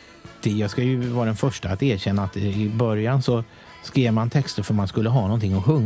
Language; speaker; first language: Swedish; native; Swedish